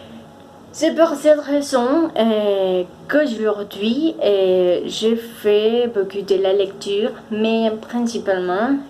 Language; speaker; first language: French; non-native, fluent; Spanish